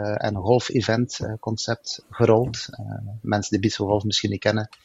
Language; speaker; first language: Dutch; native; Dutch